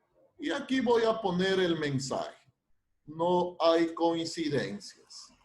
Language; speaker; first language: Spanish; native; Spanish